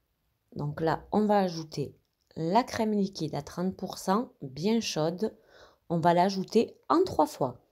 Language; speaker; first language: French; native; French